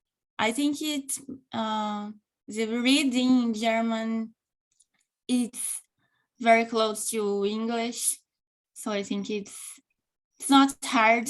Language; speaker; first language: English; non-native, local second language; Portuguese